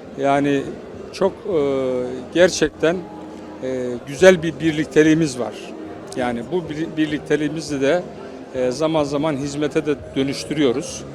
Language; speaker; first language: Turkish; native; Turkish